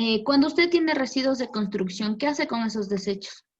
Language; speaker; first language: Spanish; native; Spanish